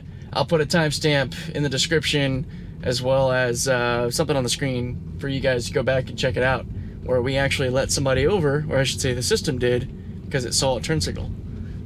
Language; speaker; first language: English; native; English